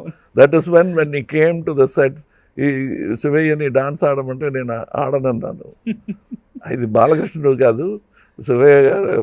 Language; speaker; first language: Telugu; non-native, local second language; Tamil